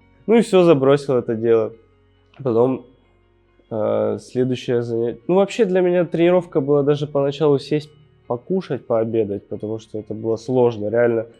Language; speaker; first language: Russian; native; Russian